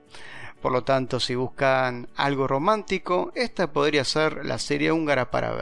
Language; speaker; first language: Spanish; native; Spanish